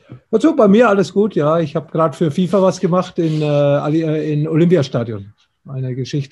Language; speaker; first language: German; native; German